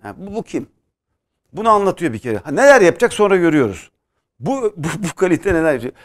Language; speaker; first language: Turkish; native; Turkish